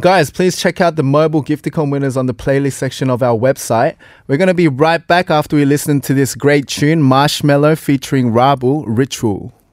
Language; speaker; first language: English; native; English